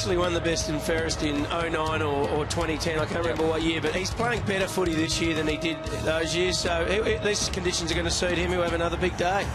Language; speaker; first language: English; native; English